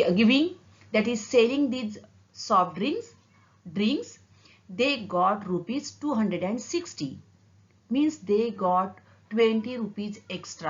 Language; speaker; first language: English; non-native, local second language; Marathi